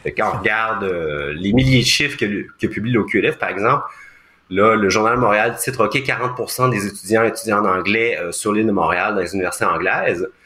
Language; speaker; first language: French; native; French